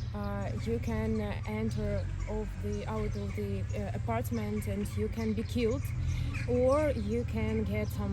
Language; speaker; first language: English; non-native, learner; Ukrainian